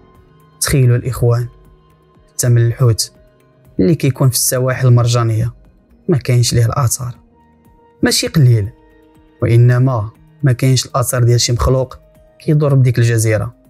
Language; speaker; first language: Arabic; native; Arabic